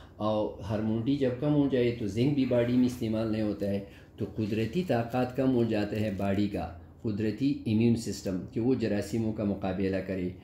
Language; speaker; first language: Urdu; non-native, local second language; Pashto